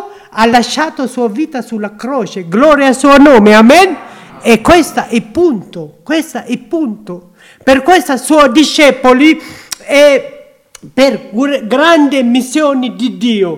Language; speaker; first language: Italian; non-native, learner; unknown